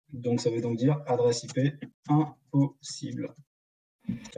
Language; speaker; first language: French; native; French